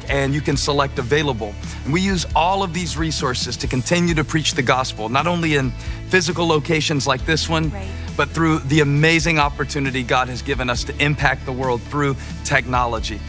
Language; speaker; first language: English; native; English